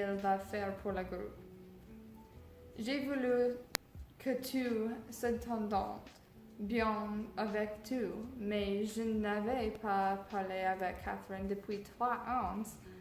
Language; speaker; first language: French; non-native, learner; English